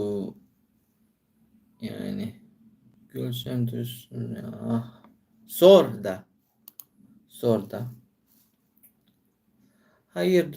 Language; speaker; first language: Turkish; non-native, learner; Filipino